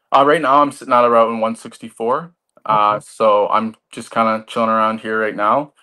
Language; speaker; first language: English; native; English